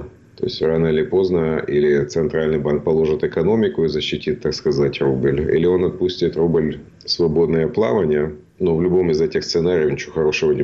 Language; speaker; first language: Russian; native; Russian